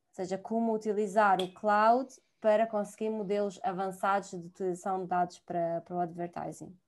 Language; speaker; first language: Portuguese; non-native, fluent; Italian